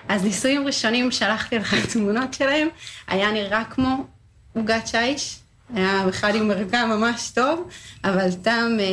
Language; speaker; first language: Hebrew; native; Hebrew